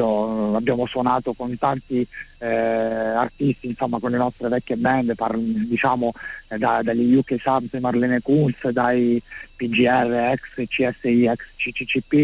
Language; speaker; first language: Italian; native; Italian